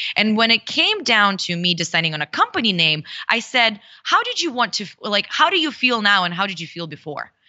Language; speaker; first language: English; early bilingual, other home language; Russian